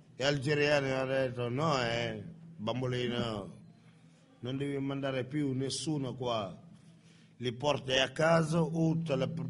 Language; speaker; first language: Italian; non-native, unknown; Wolof